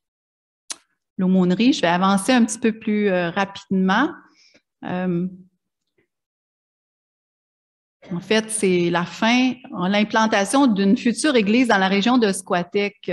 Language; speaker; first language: French; native; French